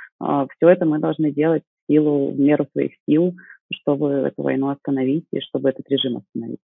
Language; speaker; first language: Russian; native; Russian